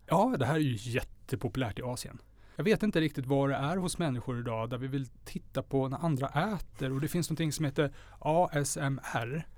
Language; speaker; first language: Swedish; native; Swedish